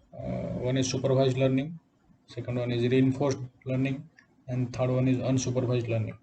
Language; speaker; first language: English; non-native, local second language; Odia